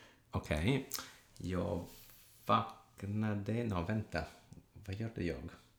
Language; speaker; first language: Swedish; non-native, learner; Italian